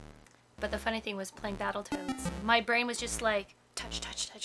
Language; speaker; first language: English; native; English